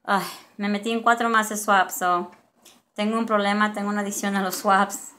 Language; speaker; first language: Spanish; early bilingual, other home language; English